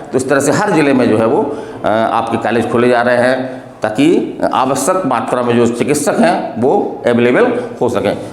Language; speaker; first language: Hindi; native; Hindi